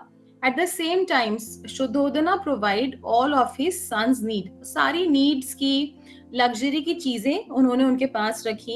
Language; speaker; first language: Hindi; native; Hindi